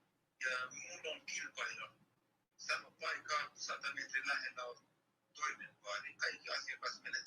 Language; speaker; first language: Finnish; non-native, learner; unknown